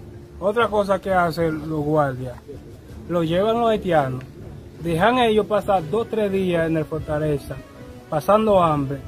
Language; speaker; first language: Spanish; non-native, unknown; Haitian Creole